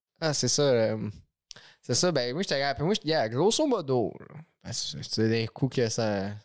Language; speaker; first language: French; native; French